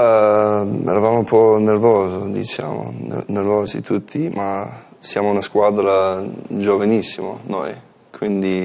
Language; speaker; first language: Italian; non-native, learner; English